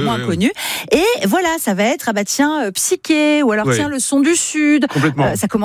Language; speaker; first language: French; native; French